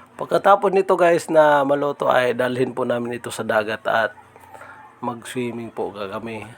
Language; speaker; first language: Filipino; non-native, local second language; Cebuano